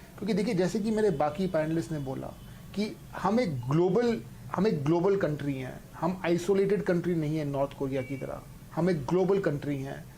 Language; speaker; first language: Hindi; native; Hindi